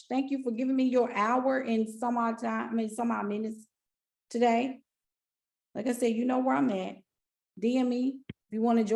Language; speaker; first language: English; native; English